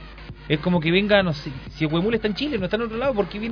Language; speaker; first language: Spanish; native; Spanish